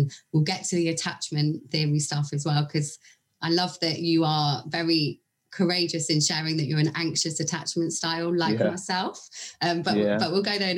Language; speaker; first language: English; native; English